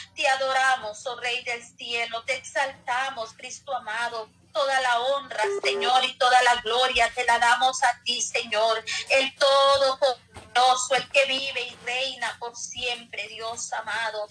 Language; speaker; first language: Spanish; native; Spanish